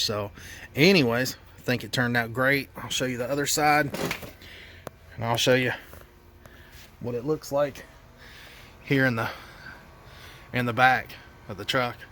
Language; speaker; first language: English; native; English